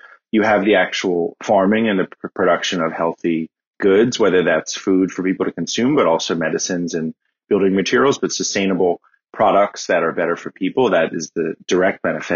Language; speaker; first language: English; native; English